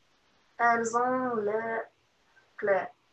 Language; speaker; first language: French; non-native, learner; Russian